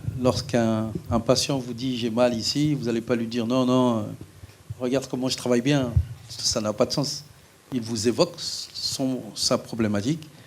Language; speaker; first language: French; native; French